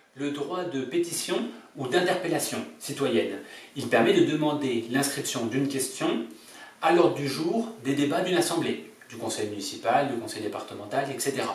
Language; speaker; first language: French; native; French